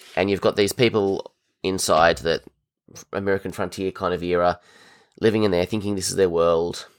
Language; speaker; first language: English; native; English